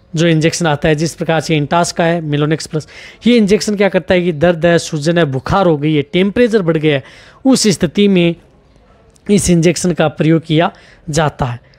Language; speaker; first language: Hindi; native; Hindi